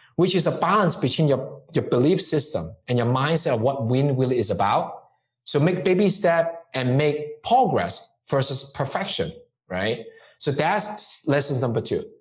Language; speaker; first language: English; non-native, local second language; Cantonese